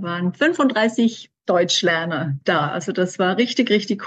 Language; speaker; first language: German; native; German